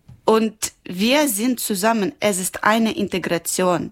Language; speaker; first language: German; non-native, learner; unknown